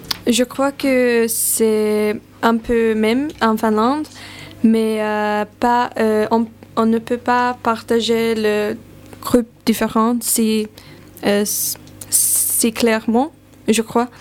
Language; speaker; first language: French; non-native, learner; Finnish